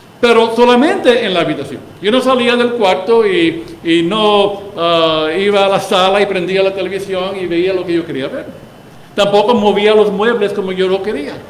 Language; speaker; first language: Spanish; early bilingual, heritage; Spanish